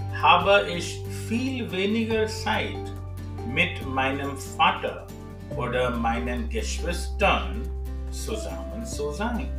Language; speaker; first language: German; non-native, fluent; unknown